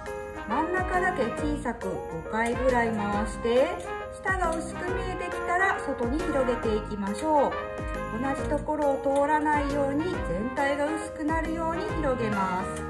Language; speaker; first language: Japanese; native; Japanese